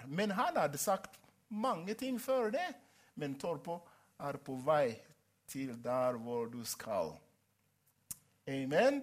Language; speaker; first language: Norwegian; non-native, fluent; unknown